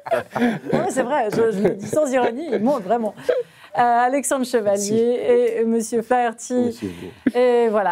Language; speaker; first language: French; native; French